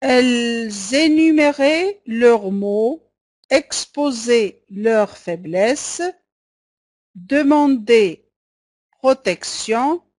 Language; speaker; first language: French; non-native, local second language; Arabic